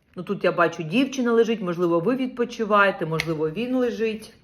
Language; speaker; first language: Ukrainian; native; Ukrainian